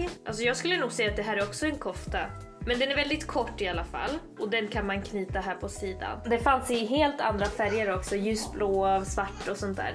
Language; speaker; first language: Swedish; native; Swedish